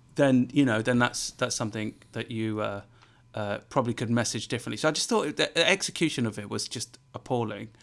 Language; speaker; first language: English; native; English